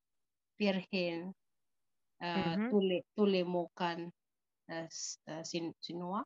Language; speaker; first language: Finnish; non-native, learner; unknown